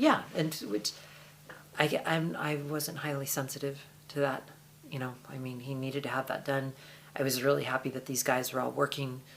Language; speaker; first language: English; native; English